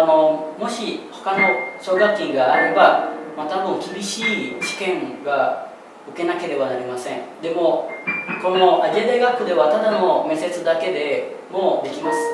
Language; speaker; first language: Japanese; non-native, fluent; Indonesian